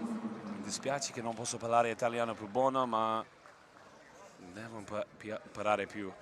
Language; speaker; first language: Italian; non-native, learner; English